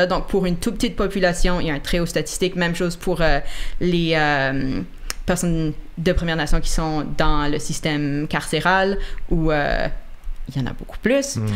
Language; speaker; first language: French; native; French